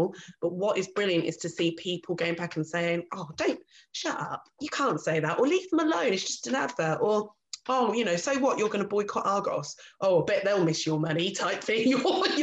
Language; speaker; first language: English; native; English